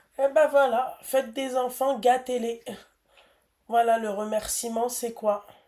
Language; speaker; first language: French; native; French